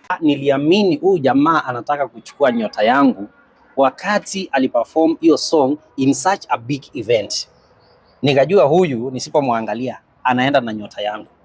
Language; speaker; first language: Swahili; non-native, local second language; Kamba